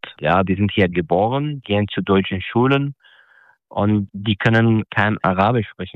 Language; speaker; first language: German; non-native, fluent; Arabic